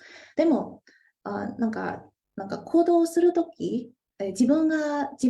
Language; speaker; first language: Japanese; non-native, fluent; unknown